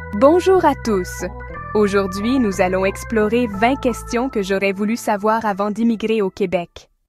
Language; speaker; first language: French; native; French